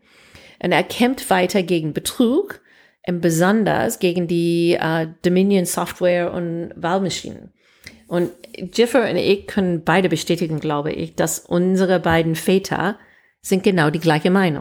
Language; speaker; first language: German; non-native, fluent; English